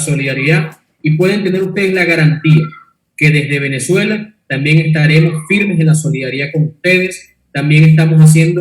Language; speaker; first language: Spanish; native; Spanish